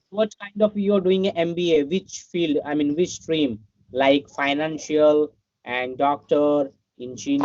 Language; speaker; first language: English; non-native, learner; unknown